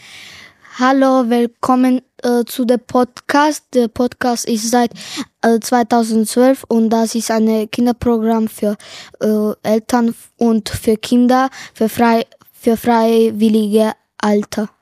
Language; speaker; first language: German; early bilingual, other home language; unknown